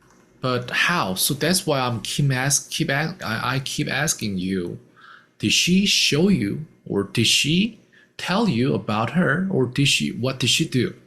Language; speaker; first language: English; non-native, fluent; Korean